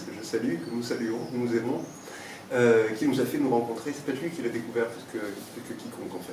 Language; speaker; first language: French; native; French